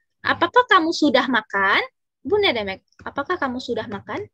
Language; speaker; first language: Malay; non-native, fluent; Indonesian